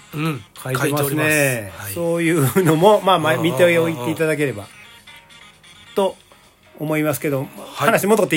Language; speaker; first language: Japanese; native; Japanese